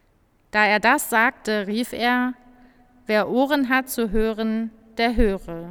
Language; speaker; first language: German; native; German